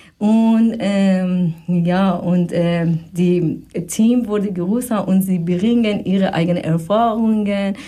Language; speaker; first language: German; non-native, fluent; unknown